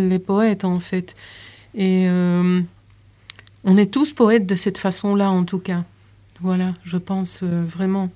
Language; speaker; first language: French; native; French